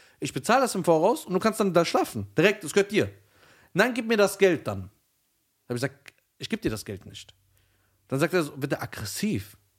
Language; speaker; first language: German; early bilingual, other home language; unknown